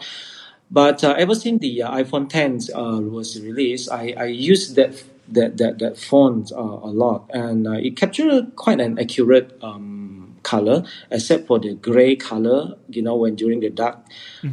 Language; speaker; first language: English; non-native, local second language; Hakka Chinese